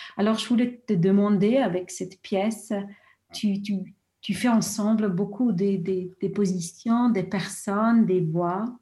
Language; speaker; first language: French; non-native, local second language; German